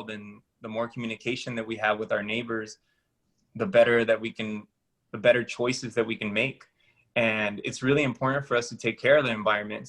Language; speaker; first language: English; early bilingual, other home language; Spanish